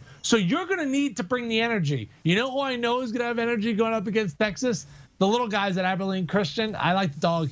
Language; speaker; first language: English; native; English